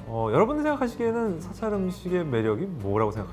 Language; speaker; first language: Korean; native; Korean